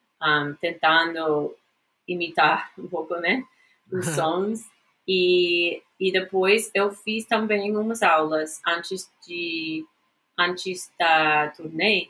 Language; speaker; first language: Portuguese; non-native, fluent; English